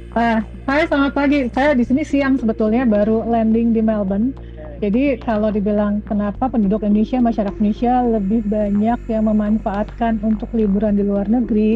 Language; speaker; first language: Indonesian; native; Indonesian